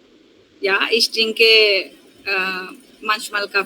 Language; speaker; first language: German; non-native, learner; Bangla